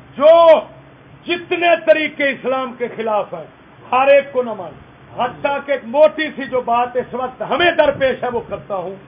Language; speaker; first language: Urdu; non-native, local second language; Punjabi